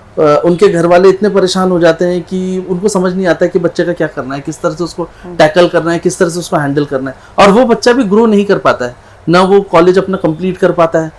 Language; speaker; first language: Hindi; non-native, local second language; Nepali